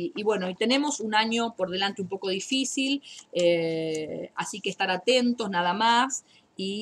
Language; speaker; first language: Spanish; native; Spanish